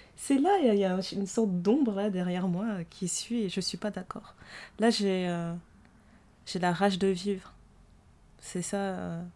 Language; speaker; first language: French; early bilingual, other home language; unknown